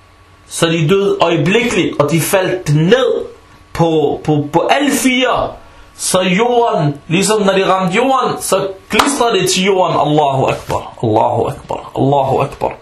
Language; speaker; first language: Danish; non-native, fluent; Arabic